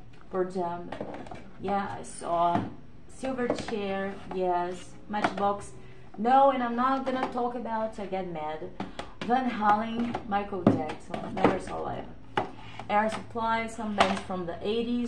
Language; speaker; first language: English; non-native, learner; Portuguese